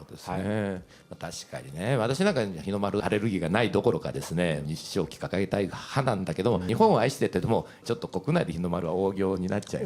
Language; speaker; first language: Japanese; native; Japanese